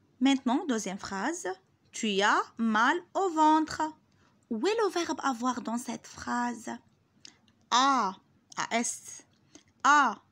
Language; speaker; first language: French; non-native, local second language; Arabic